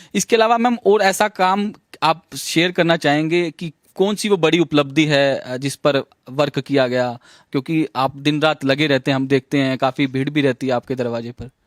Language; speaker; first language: Hindi; native; Hindi